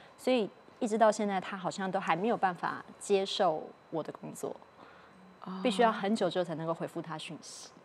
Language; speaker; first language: Chinese; native; Chinese